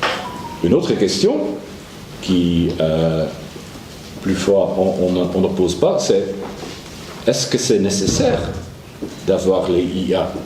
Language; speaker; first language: French; non-native, learner; Dutch